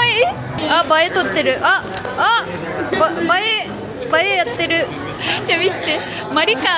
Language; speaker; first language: Japanese; native; Japanese